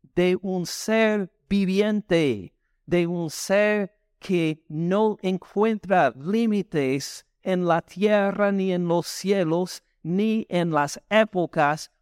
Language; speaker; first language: Spanish; non-native, fluent; English